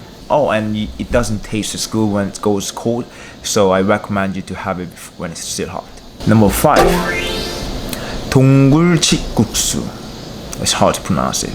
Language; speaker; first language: English; non-native, learner; Korean